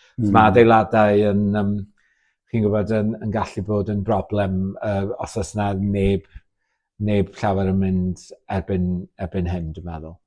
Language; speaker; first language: Welsh; native; Welsh